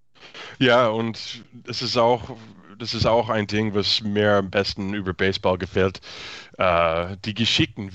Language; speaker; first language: German; non-native, fluent; English